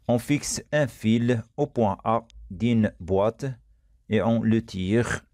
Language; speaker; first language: French; non-native, local second language; Arabic